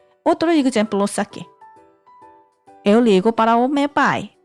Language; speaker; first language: Portuguese; non-native, learner; Korean